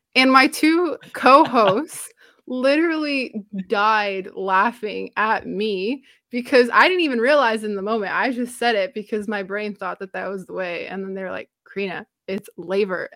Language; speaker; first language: English; non-native, fluent; Romanian